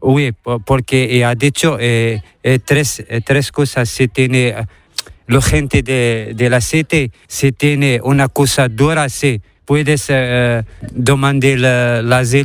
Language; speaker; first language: Spanish; non-native, learner; Arabic